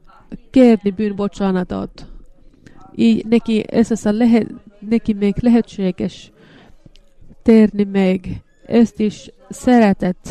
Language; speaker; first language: Hungarian; non-native, learner; Finnish